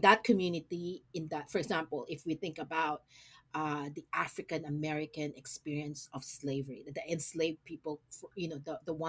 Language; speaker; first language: English; non-native, local second language; Filipino